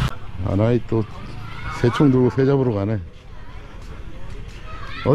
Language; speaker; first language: Korean; native; Korean